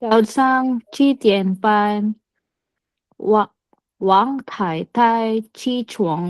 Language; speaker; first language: Chinese; non-native, learner; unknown